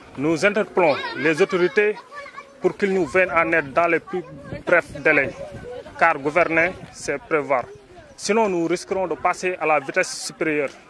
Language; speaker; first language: French; non-native, local second language; Wolof